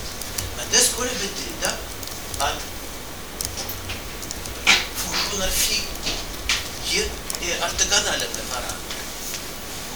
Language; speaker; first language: Swedish; non-native, fluent; Russian